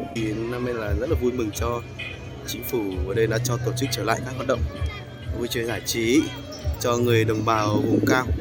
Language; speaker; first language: Vietnamese; non-native, local second language; Hmong